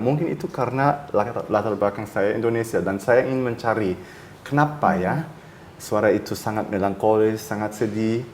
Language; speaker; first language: Indonesian; early bilingual, heritage; German